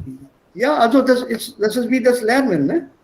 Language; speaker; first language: German; non-native, fluent; Hindi